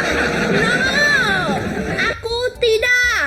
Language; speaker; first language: Indonesian; non-native, learner; Vietnamese